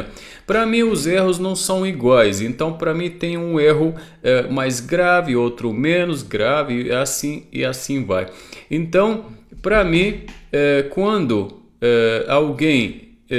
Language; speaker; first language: Portuguese; non-native, fluent; Arabic